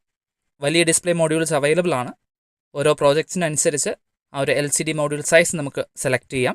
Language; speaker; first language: Malayalam; native; Malayalam